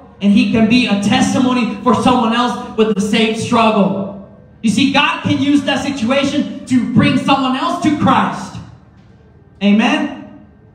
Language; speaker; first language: English; early bilingual, other home language; Spanish